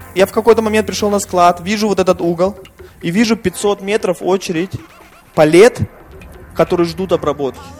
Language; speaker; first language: Russian; non-native, fluent; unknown